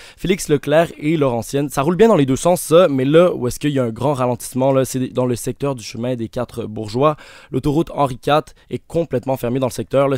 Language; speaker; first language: French; native; French